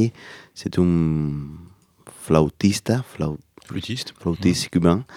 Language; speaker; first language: French; non-native, learner; Spanish